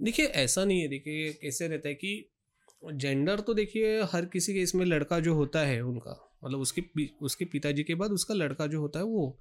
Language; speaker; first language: Hindi; non-native, local second language; Marathi